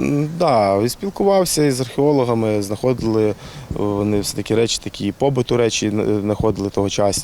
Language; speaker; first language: Ukrainian; native; Ukrainian